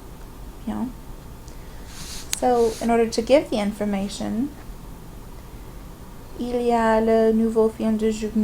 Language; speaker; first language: French; non-native, fluent; English